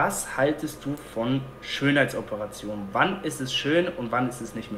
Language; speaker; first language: German; native; German